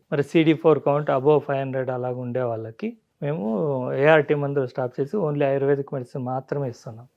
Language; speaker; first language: Telugu; native; Telugu